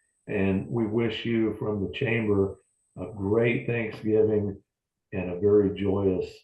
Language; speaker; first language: English; native; English